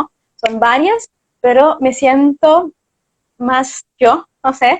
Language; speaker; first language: Spanish; non-native, fluent; Portuguese